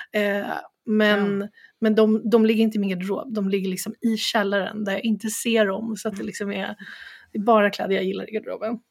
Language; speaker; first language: Swedish; native; Swedish